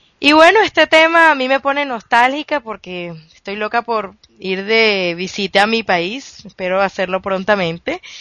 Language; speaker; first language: Spanish; native; Spanish